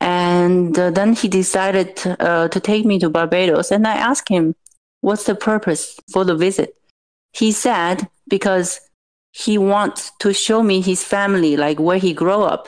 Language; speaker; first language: English; non-native, fluent; Chinese